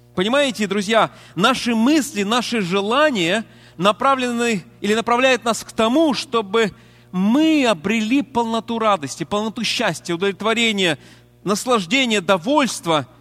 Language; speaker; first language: Russian; native; Russian